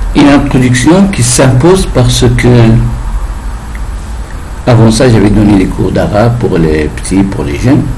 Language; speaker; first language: French; non-native, fluent; Arabic